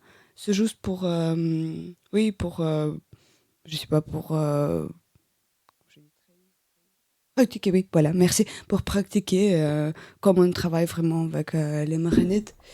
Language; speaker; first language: French; non-native, learner; Russian